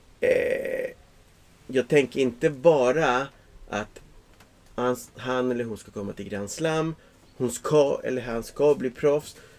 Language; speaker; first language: Swedish; non-native, fluent; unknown